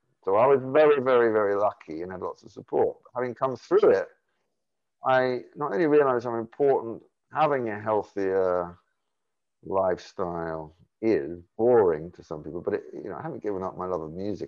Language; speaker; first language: English; native; English